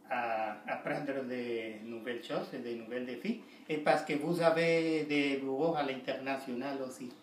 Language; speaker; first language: French; non-native, learner; Spanish